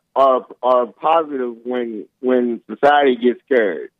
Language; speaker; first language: English; native; English